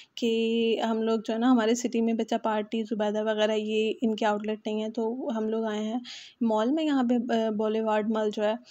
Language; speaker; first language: Urdu; native; Urdu